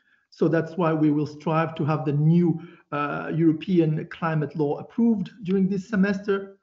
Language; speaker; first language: English; non-native, fluent; Portuguese